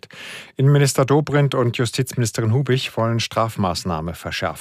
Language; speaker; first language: German; native; German